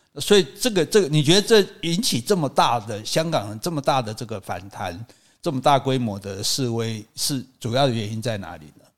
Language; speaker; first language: Chinese; native; Chinese